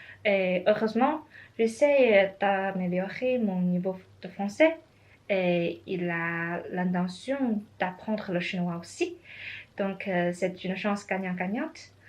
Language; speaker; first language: French; non-native, learner; Chinese